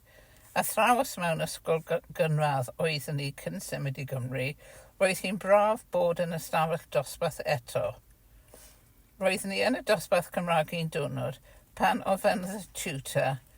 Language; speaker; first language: Welsh; non-native, fluent; English